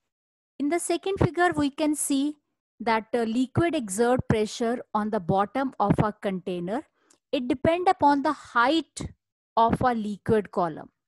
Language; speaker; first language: English; non-native, local second language; Hindi